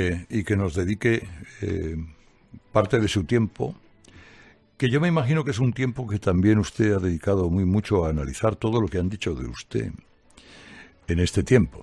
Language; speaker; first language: Spanish; native; Spanish